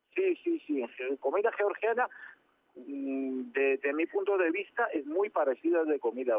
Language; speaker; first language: Spanish; non-native, fluent; Georgian